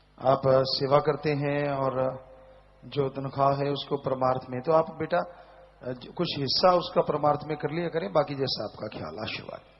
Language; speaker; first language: Hindi; non-native, local second language; Punjabi